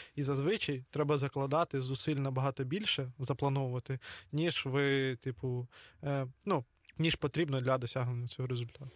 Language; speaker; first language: Ukrainian; native; Ukrainian